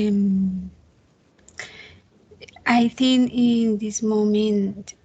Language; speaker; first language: English; non-native, learner; Spanish